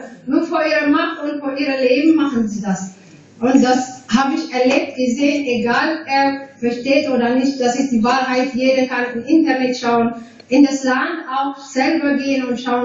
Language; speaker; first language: German; non-native, fluent; Tigrinya